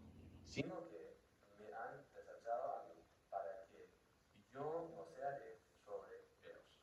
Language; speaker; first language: Spanish; non-native, fluent; English